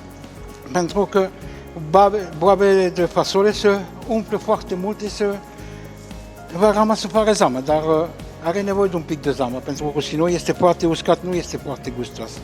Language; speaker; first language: Romanian; non-native, fluent; French